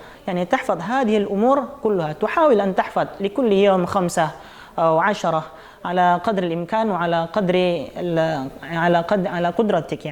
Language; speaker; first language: Arabic; non-native, fluent; Indonesian